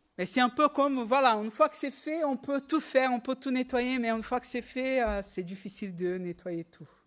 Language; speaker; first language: French; non-native, fluent; Portuguese